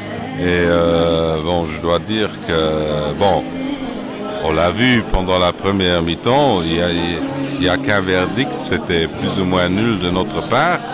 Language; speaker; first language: French; non-native, local second language; Luxembourgish